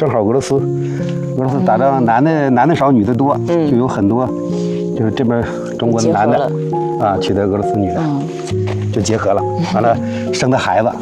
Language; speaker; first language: Chinese; native; Chinese